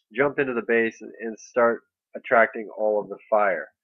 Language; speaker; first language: English; native; English